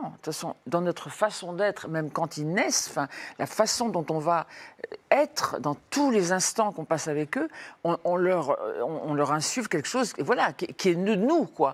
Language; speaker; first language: French; native; French